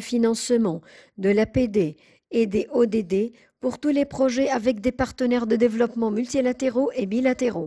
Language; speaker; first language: French; non-native, fluent; Arabic